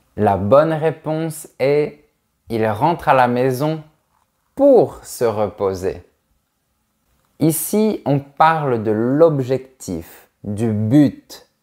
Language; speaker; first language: French; native; French